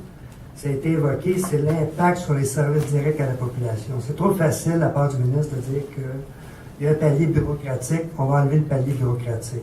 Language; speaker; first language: French; native; French